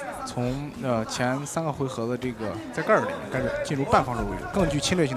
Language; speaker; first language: Chinese; native; Chinese